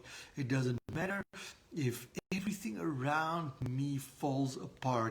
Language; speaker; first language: English; non-native, local second language; Afrikaans